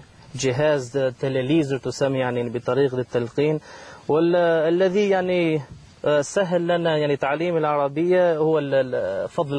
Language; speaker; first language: Arabic; non-native, fluent; Albanian